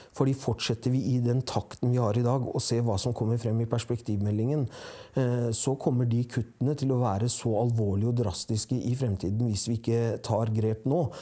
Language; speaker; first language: Norwegian; early bilingual, other home language; Persian